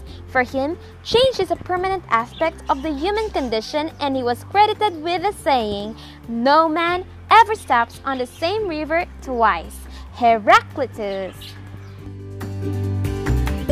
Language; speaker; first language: English; non-native, local second language; Cebuano